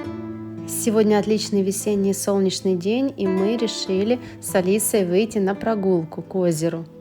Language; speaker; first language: Russian; native; Russian